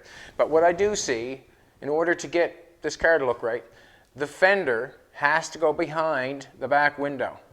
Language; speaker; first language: English; native; English